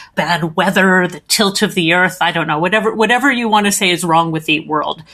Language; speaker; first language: English; native; English